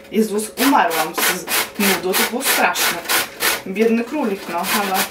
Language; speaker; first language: Polish; non-native, learner; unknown